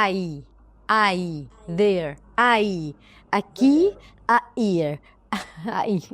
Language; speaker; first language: Spanish; non-native, learner; Arabic